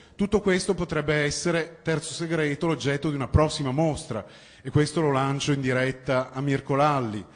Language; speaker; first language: Italian; native; Italian